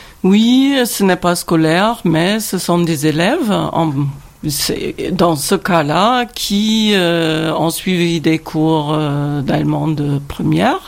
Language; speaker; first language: French; non-native, fluent; German